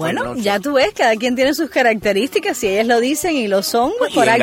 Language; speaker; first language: Spanish; native; Spanish